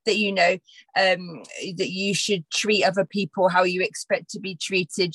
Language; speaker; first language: English; native; English